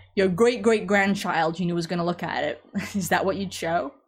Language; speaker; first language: English; native; English